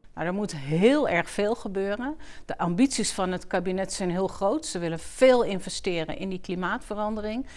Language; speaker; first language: Dutch; native; Dutch